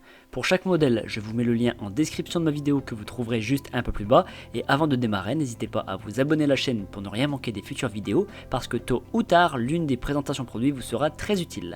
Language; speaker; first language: French; native; French